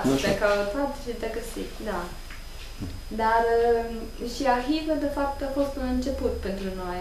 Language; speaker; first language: Romanian; non-native, learner; English